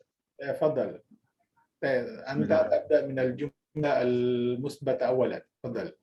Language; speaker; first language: Arabic; non-native, fluent; Indonesian